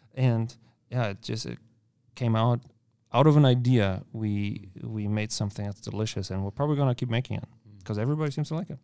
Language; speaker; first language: English; non-native, fluent; German